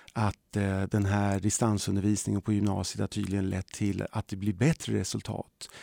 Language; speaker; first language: Swedish; early bilingual, other home language; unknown